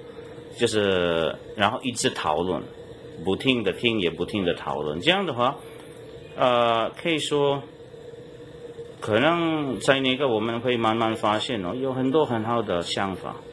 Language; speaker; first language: Chinese; non-native, fluent; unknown